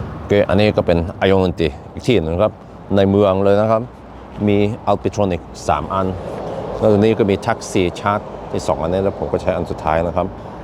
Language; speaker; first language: Thai; non-native, fluent; Swedish